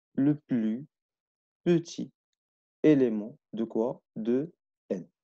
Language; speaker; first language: French; non-native, local second language; Arabic